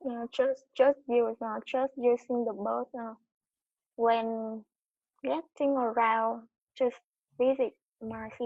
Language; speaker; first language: English; non-native, learner; Vietnamese